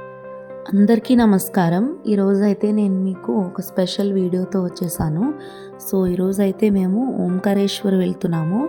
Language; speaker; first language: Telugu; native; Telugu